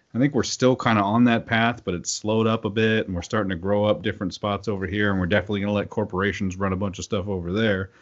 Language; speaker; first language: English; native; English